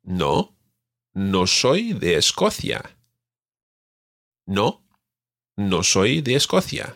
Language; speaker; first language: Spanish; non-native, fluent; English